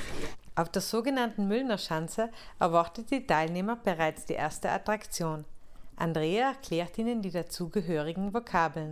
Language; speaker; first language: German; native; German